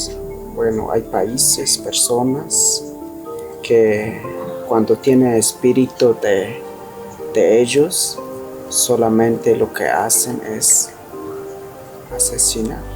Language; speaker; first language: Spanish; non-native, local second language; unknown